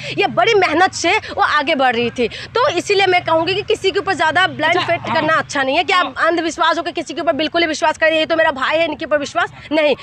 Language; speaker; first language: Hindi; non-native, local second language; Assamese